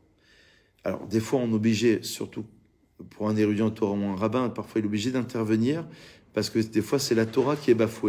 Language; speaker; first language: French; native; French